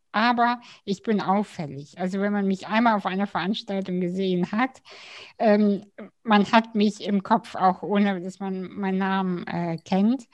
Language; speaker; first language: German; early bilingual, other home language; Russian